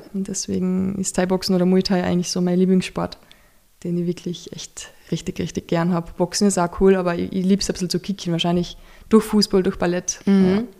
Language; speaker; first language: German; native; German